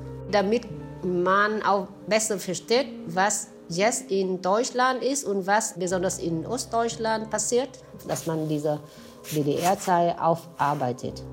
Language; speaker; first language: German; non-native, fluent; Vietnamese